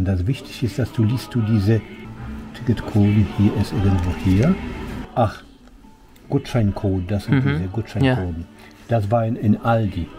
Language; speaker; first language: German; non-native, learner; Polish